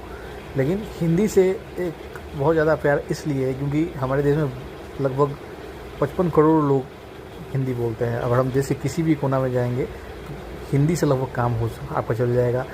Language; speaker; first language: Hindi; non-native, local second language; Bhojpuri